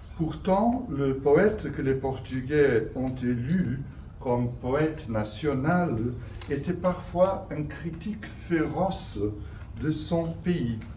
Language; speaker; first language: French; non-native, fluent; Portuguese